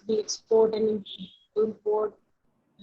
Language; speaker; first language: English; non-native, learner; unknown